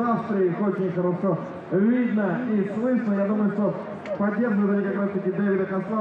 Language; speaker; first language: Russian; native; Russian